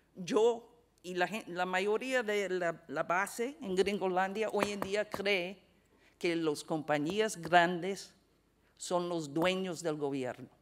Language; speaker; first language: Spanish; non-native, fluent; English